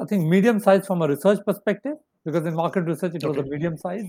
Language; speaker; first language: English; non-native, local second language; Hindi